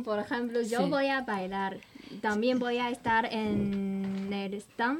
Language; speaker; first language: Spanish; non-native, fluent; Chinese